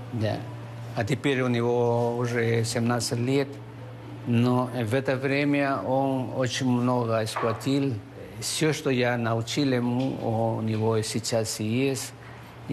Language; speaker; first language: Russian; non-native, learner; Spanish